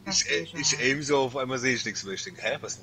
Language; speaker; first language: German; native; German